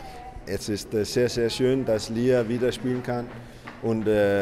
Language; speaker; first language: German; non-native, fluent; Danish